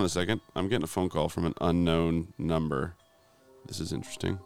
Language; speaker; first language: English; native; English